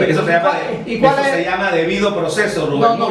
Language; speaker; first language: Spanish; native; Spanish